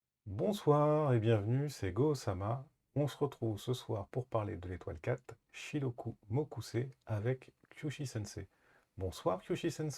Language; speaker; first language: French; native; French